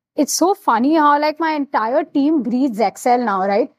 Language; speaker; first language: English; non-native, local second language; Hindi